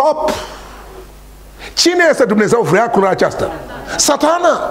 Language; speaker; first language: Romanian; non-native, learner; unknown